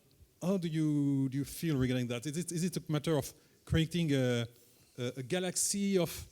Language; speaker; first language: English; non-native, fluent; French